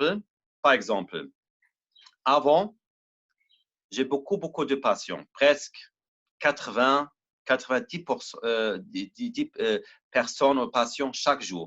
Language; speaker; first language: French; non-native, learner; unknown